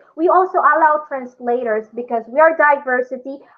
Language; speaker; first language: English; non-native, local second language; Filipino